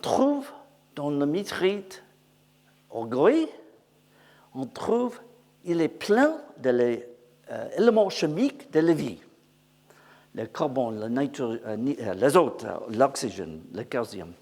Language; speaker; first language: French; non-native, learner; English